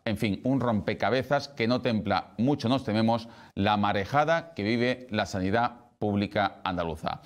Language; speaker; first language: Spanish; native; Spanish